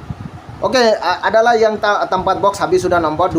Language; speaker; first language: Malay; non-native, learner; Bangla